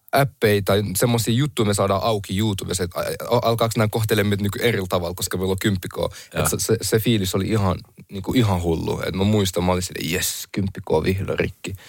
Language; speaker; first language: Finnish; early bilingual, other home language; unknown